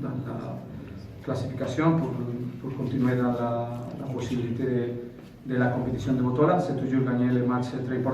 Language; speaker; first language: French; non-native, fluent; Spanish